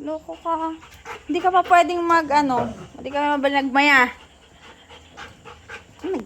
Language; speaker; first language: Filipino; native; Filipino